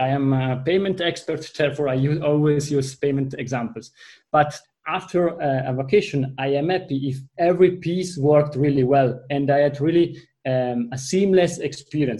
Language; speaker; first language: English; non-native, fluent; Italian